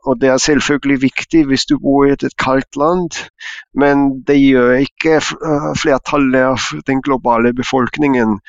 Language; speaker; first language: Norwegian; non-native, fluent; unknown